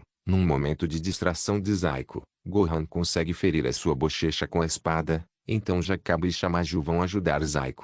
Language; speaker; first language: Portuguese; native; Portuguese